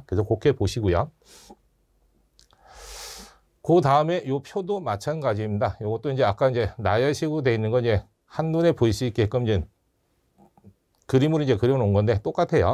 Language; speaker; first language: Korean; native; Korean